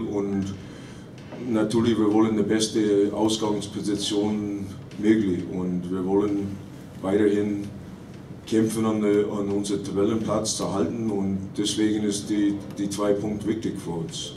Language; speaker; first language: German; non-native, fluent; English